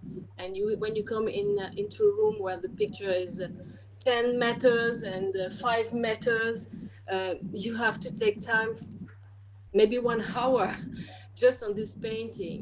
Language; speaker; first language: English; non-native, learner; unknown